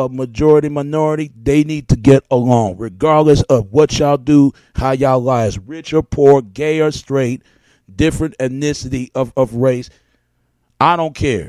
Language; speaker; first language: English; native; English